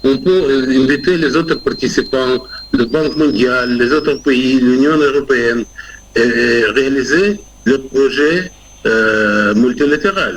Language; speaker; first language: French; non-native, fluent; Russian